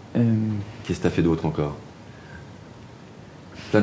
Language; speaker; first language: French; native; French